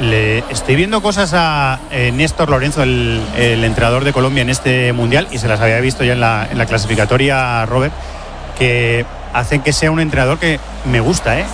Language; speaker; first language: Spanish; native; Spanish